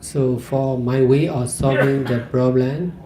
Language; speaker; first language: English; non-native, fluent; Burmese